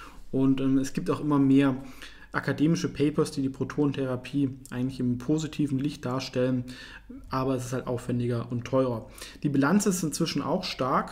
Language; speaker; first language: German; native; German